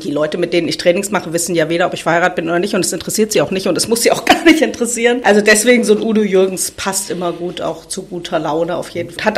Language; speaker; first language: German; native; German